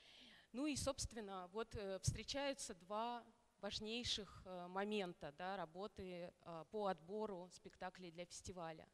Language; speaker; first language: Russian; native; Russian